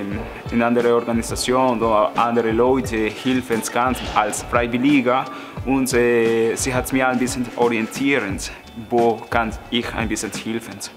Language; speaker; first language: German; non-native, learner; Spanish